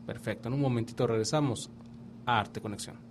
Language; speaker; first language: Spanish; native; Spanish